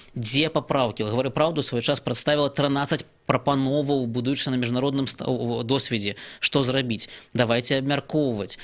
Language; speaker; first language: Belarusian; native; Belarusian